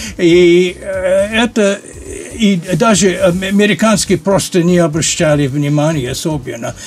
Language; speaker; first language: Russian; non-native, fluent; English